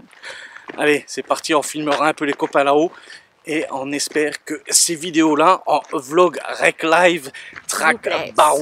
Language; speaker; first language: French; native; French